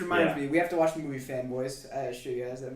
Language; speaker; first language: English; native; English